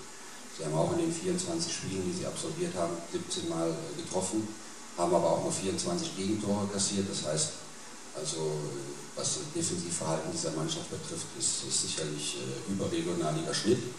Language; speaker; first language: German; native; German